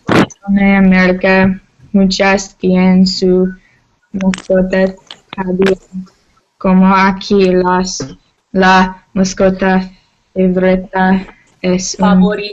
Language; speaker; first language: Spanish; non-native, learner; English